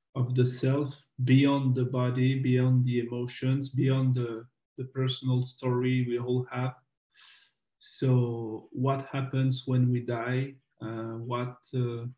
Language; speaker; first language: English; non-native, fluent; French